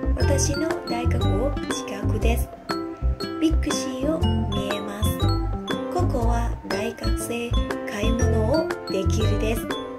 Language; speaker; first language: Japanese; non-native, learner; Thai